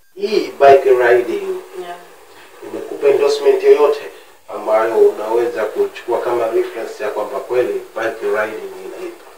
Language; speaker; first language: Swahili; native; Swahili